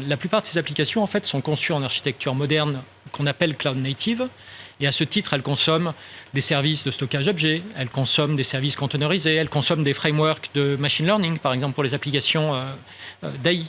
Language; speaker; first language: French; native; French